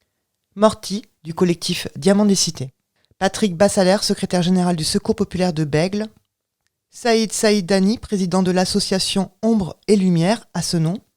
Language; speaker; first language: French; native; French